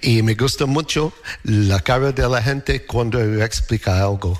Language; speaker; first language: Spanish; non-native, learner; English